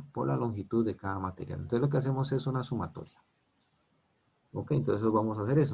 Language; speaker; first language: Spanish; native; Spanish